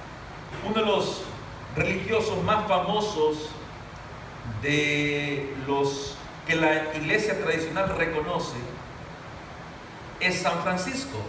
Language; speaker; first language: Spanish; native; Spanish